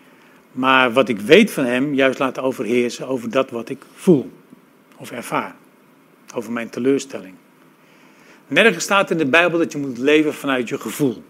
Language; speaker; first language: Dutch; native; Dutch